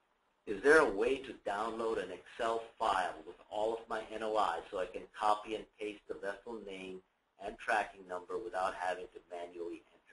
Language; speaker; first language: English; native; English